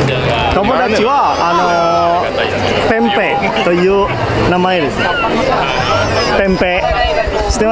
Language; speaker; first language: Japanese; non-native, learner; Indonesian